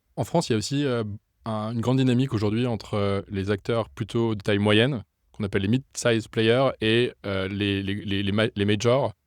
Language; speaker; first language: French; native; French